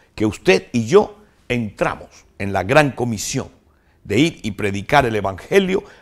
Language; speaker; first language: Spanish; native; Spanish